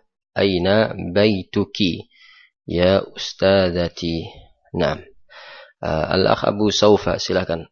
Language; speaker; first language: Arabic; non-native, fluent; Indonesian